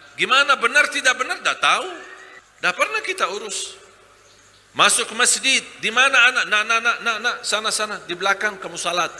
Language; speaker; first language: Malay; non-native, fluent; Arabic